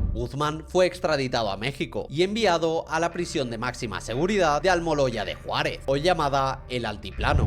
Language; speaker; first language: Spanish; native; Spanish